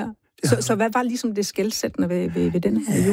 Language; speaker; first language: Danish; native; Danish